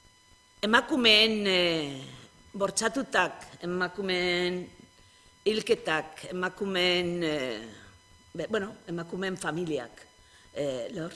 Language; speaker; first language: Basque; non-native, local second language; Spanish